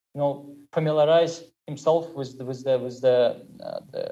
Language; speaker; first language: English; non-native, fluent; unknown